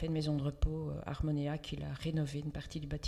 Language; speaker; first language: French; native; French